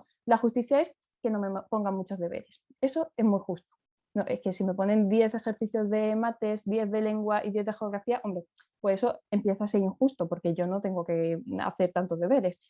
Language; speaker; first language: Spanish; native; Spanish